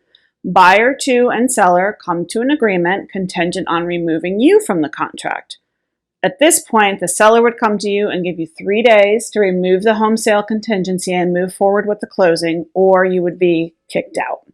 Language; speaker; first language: English; native; English